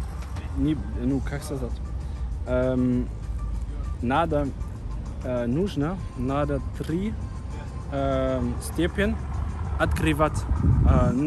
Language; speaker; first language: Russian; non-native, learner; German